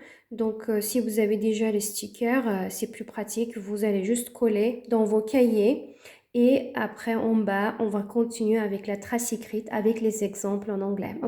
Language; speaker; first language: French; native; French